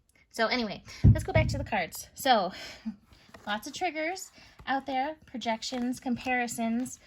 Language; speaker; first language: English; native; English